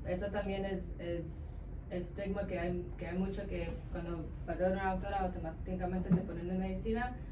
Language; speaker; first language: Spanish; early bilingual, heritage; Spanish